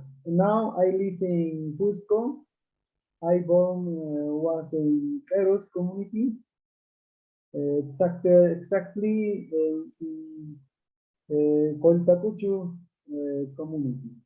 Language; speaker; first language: English; non-native, learner; Quechua